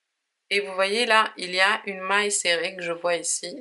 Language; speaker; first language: French; native; French